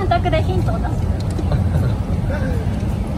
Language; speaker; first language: Japanese; native; Japanese